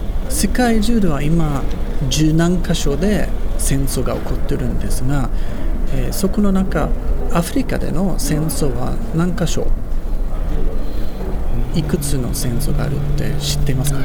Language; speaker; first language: Japanese; non-native, fluent; Swedish